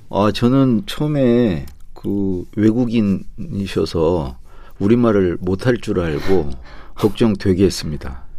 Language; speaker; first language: Korean; native; Korean